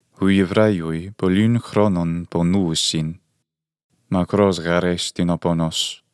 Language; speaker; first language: Greek; non-native, fluent; English